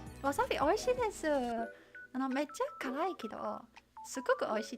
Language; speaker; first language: Japanese; non-native, learner; Chinese